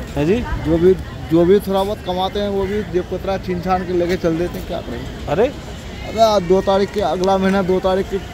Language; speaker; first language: Hindi; native; Hindi